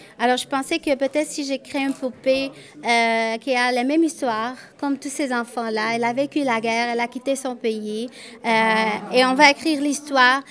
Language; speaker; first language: French; non-native, fluent; Arabic